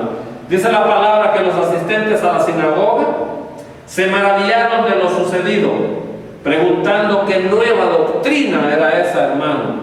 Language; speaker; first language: Spanish; native; Spanish